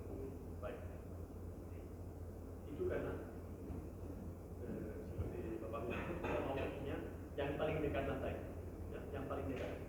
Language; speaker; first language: Indonesian; non-native, learner; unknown